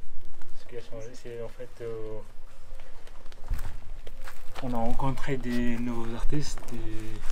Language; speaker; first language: French; non-native, learner; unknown